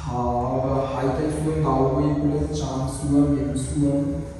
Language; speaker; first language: Vietnamese; non-native, learner; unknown